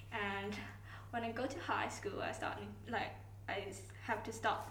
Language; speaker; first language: English; non-native, local second language; Cantonese